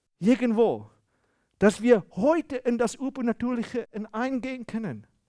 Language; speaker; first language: German; non-native, fluent; Afrikaans